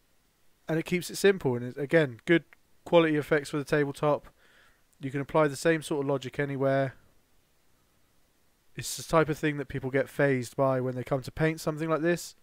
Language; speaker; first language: English; native; English